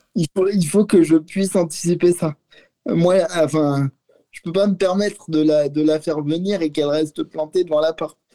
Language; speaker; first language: French; native; French